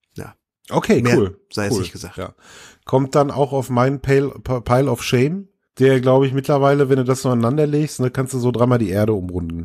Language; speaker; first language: German; native; German